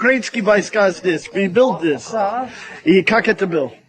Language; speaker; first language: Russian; non-native, learner; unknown